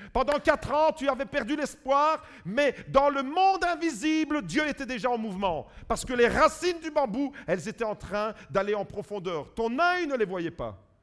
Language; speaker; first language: French; early bilingual, other home language; Italian